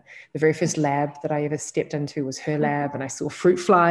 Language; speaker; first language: English; native; English